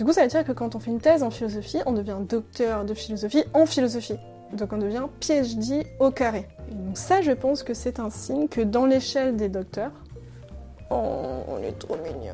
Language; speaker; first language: French; native; French